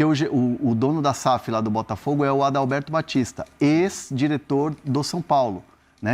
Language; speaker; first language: Portuguese; native; Portuguese